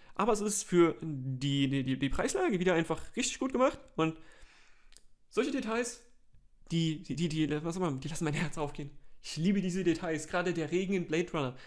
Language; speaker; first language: German; native; German